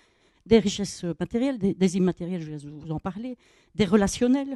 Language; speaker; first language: French; native; French